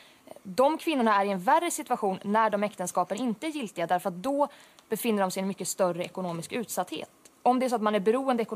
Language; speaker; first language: Swedish; native; Swedish